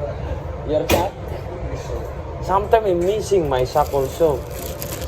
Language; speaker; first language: English; non-native, learner; Indonesian